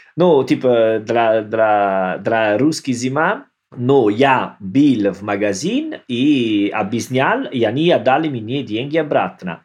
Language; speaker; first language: Russian; non-native, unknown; Italian